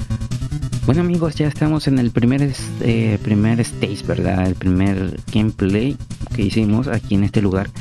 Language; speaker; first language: Spanish; native; Spanish